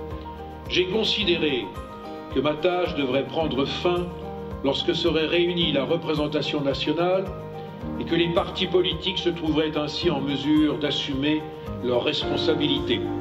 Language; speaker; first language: French; native; French